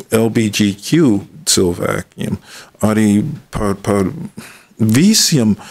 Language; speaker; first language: Latvian; non-native, fluent; English